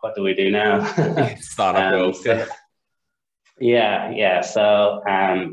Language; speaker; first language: English; native; English